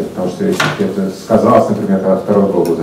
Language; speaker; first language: Russian; native; Russian